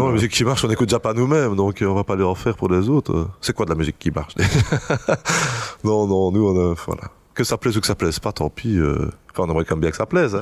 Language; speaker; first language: French; native; French